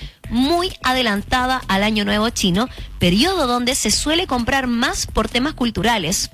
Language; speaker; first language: Spanish; native; Spanish